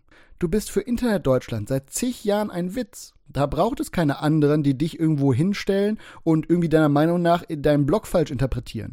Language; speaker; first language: German; native; German